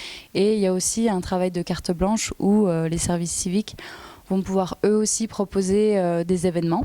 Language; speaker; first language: French; native; French